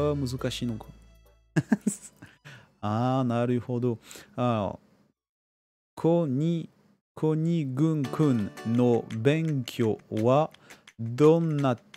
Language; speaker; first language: Japanese; non-native, learner; French